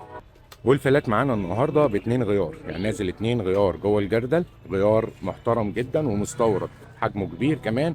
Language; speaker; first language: Arabic; native; Arabic